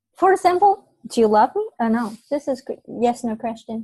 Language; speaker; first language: English; non-native, fluent; Vietnamese